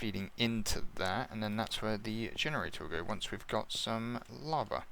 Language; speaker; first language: English; native; English